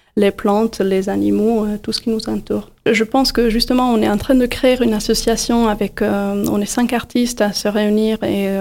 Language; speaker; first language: French; non-native, fluent; Hungarian